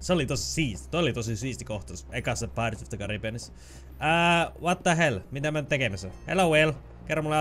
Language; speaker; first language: Finnish; native; Finnish